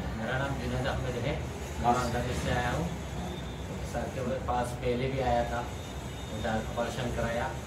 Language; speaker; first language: Hindi; non-native, learner; Bangla